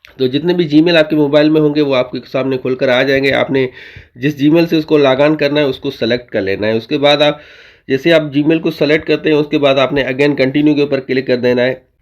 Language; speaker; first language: Urdu; native; Urdu